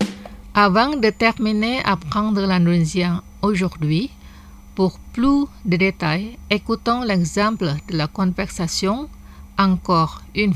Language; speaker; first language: French; non-native, fluent; Indonesian